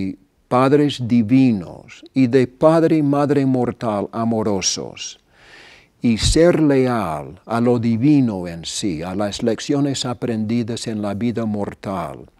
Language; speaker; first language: Spanish; non-native, fluent; English